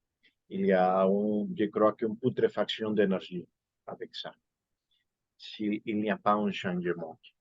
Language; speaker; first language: French; non-native, learner; Spanish